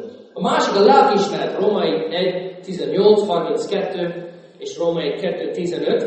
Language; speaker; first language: Hungarian; non-native, fluent; English